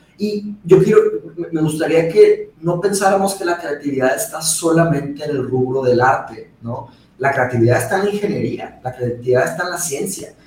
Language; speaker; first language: Spanish; early bilingual, other home language; Portuguese